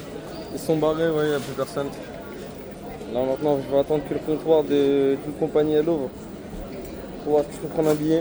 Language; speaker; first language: French; native; French